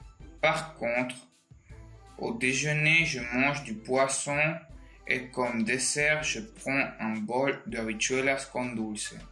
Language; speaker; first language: French; non-native, learner; Spanish